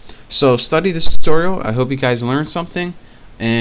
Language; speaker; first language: English; native; English